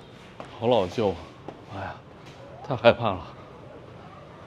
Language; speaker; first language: Chinese; native; Chinese